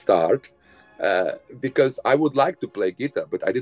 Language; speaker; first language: English; non-native, fluent; Bosnian